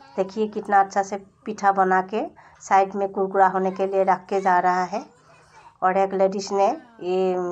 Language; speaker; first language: Hindi; non-native, local second language; Assamese